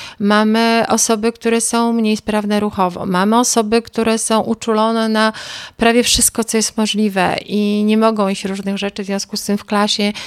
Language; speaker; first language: Polish; native; Polish